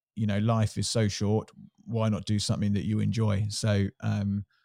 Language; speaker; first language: English; native; English